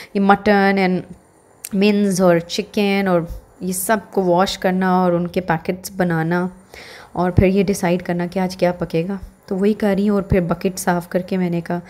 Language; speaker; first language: Urdu; native; Urdu